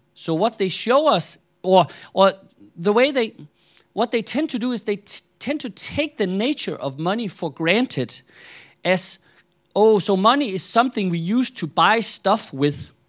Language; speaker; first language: English; non-native, fluent; Danish